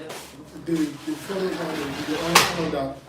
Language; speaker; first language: English; non-native, fluent; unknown